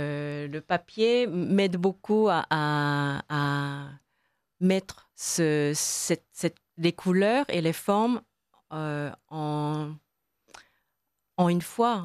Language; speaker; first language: French; non-native, fluent; Korean